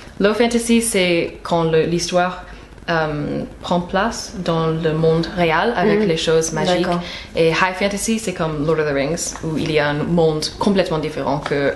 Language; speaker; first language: French; non-native, fluent; English